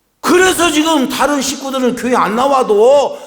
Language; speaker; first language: Korean; native; Korean